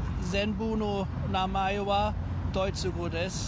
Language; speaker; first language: Japanese; non-native, learner; German